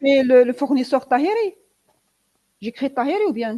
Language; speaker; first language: French; non-native, local second language; Arabic